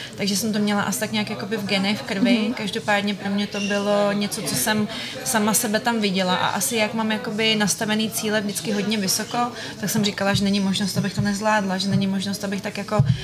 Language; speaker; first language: Czech; early bilingual, other home language; Ukrainian